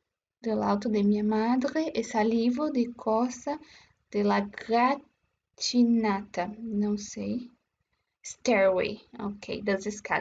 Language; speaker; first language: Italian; non-native, learner; Portuguese